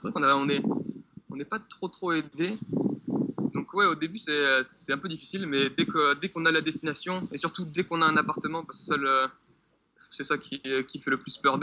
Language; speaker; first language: French; native; French